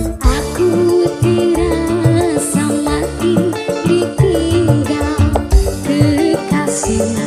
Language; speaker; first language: Indonesian; native; Indonesian